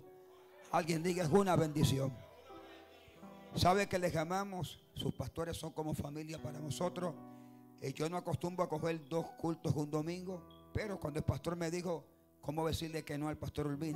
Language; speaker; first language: Spanish; native; Spanish